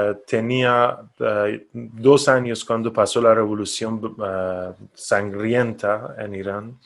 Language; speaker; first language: Spanish; non-native, fluent; Persian